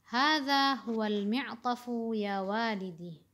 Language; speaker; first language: Arabic; non-native, fluent; Indonesian